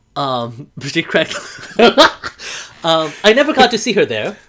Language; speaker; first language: English; non-native, fluent; Burmese